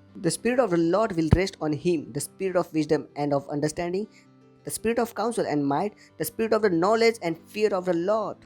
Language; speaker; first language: English; non-native, local second language; Marathi